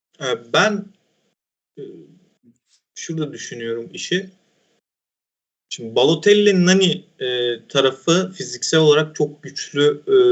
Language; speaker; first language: Turkish; native; Turkish